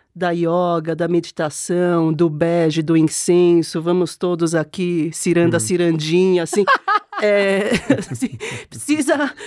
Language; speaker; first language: Portuguese; non-native, fluent; Korean